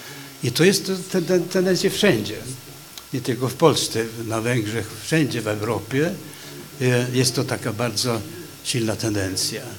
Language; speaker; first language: Polish; non-native, fluent; Swedish